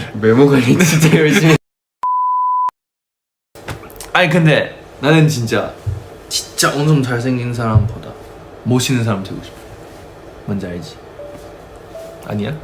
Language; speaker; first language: Korean; non-native, fluent; Chinese